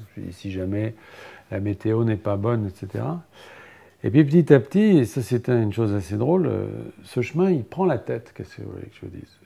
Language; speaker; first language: French; native; French